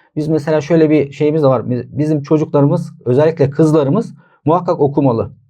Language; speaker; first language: Turkish; native; Turkish